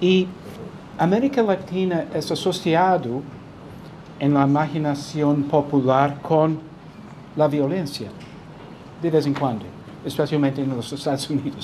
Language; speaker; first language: Spanish; non-native, fluent; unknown